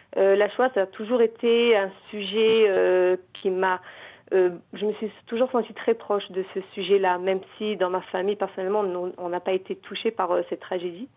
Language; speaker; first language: French; native; French